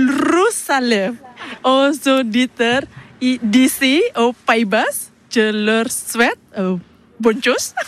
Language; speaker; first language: French; non-native, learner; Indonesian